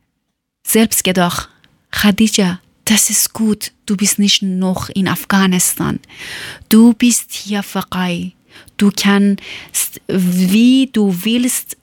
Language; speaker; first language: German; non-native, fluent; Persian